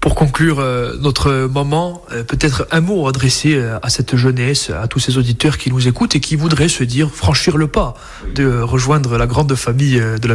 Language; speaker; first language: French; native; French